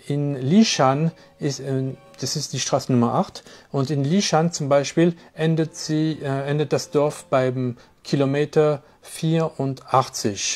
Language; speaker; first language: German; non-native, fluent; French